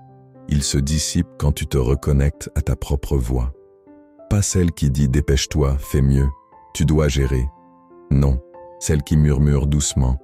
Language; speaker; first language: French; native; French